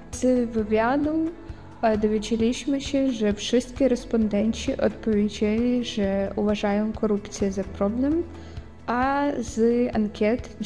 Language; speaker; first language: Polish; non-native, fluent; Ukrainian